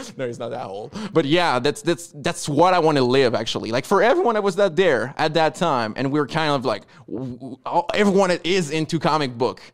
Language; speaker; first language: English; non-native, fluent; French